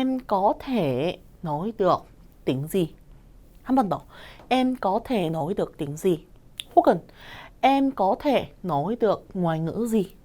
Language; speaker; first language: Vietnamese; non-native, fluent; Korean